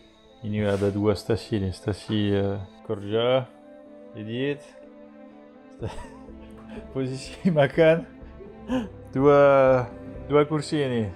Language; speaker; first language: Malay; non-native, learner; French